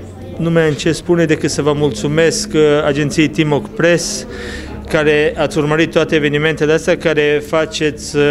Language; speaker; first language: Romanian; early bilingual, heritage; Romanian